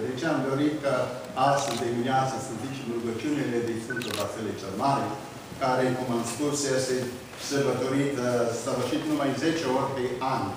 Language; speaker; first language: Romanian; early bilingual, heritage; Romanian